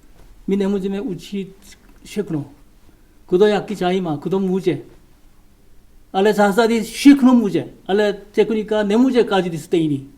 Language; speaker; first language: Czech; non-native, learner; Korean